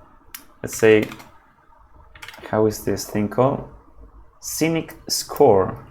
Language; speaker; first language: English; non-native, fluent; Spanish